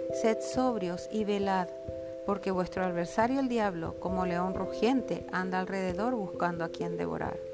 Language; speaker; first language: Spanish; native; Spanish